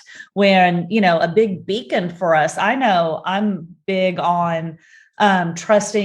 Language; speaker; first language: English; native; English